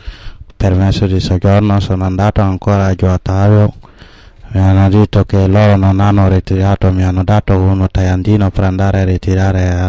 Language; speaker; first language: Italian; non-native, learner; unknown